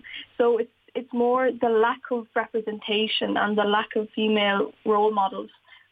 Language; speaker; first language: English; native; English